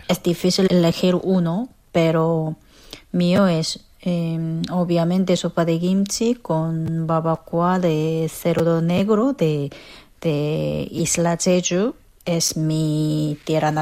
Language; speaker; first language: Spanish; non-native, fluent; Korean